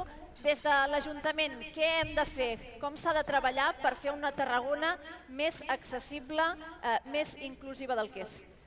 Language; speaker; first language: Catalan; native; Catalan